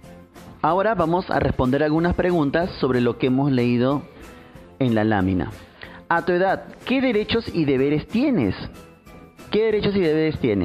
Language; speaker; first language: Spanish; native; Spanish